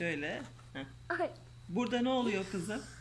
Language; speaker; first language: Turkish; native; Turkish